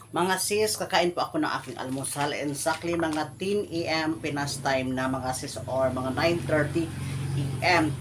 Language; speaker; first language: Filipino; native; Filipino